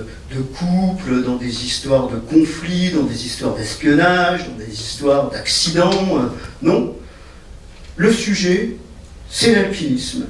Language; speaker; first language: French; native; French